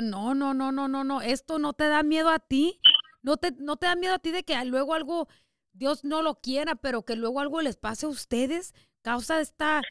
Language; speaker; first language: Spanish; early bilingual, heritage; Spanish